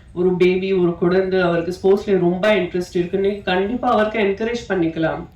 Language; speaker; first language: Tamil; non-native, fluent; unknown